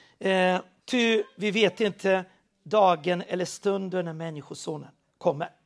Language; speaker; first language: Swedish; non-native, fluent; Portuguese